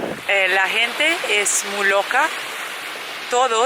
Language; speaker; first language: Spanish; non-native, learner; Serbian